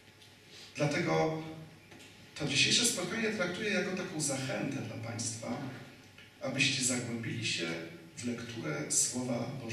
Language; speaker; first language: Polish; native; Polish